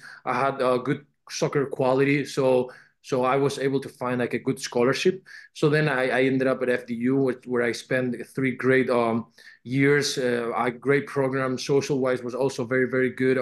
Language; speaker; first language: English; non-native, fluent; Spanish